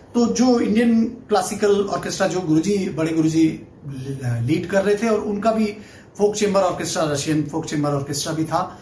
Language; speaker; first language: Hindi; non-native, local second language; Bangla